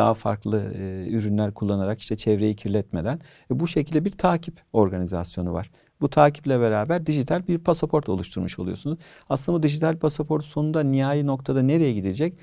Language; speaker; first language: Turkish; native; Turkish